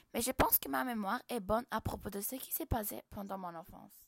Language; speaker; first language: French; non-native, local second language; Arabic